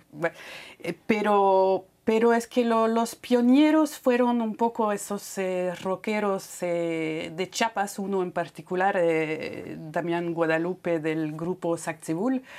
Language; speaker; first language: Spanish; non-native, fluent; French